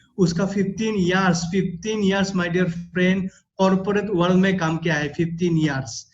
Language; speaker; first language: Hindi; non-native, local second language; Assamese